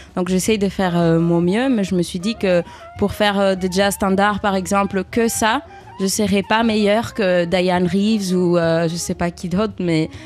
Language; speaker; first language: French; early bilingual, other home language; Greek